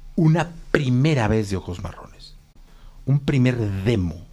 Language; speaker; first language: Spanish; native; Spanish